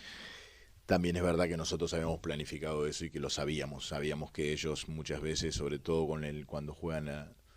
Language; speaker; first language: Spanish; native; Spanish